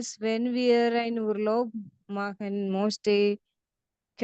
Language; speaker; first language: German; non-native, learner; Malayalam